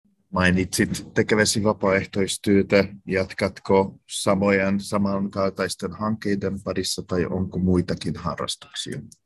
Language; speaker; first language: Finnish; native; Finnish